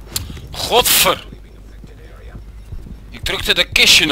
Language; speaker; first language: Dutch; native; Dutch